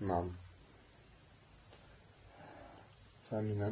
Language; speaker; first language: Arabic; non-native, fluent; French